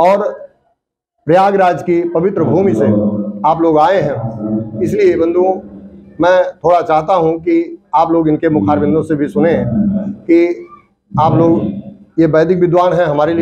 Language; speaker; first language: Hindi; native; Hindi